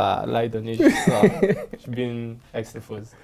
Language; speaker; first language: German; non-native, learner; French